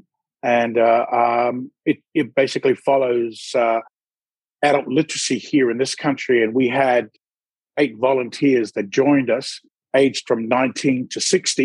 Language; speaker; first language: English; native; English